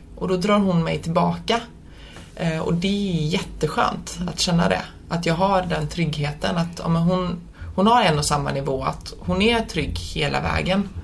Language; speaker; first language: Swedish; early bilingual, other home language; Polish